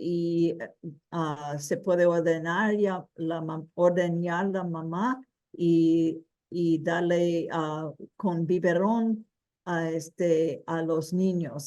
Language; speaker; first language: Spanish; early bilingual, heritage; Spanish